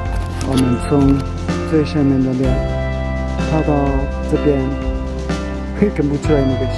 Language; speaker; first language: Chinese; non-native, learner; French